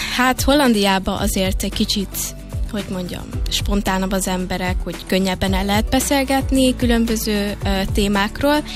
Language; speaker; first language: Hungarian; early bilingual, heritage; Hungarian